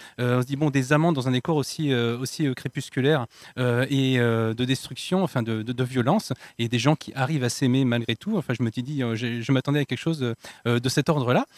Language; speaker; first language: French; native; French